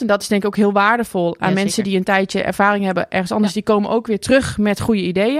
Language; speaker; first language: Dutch; native; Dutch